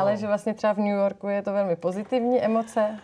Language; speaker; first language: Czech; non-native, fluent; English